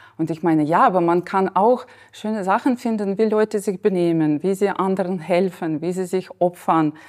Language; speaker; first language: German; non-native, fluent; Ukrainian